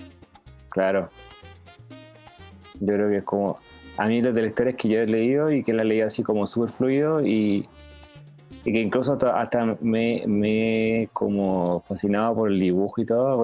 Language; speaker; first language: Spanish; native; Spanish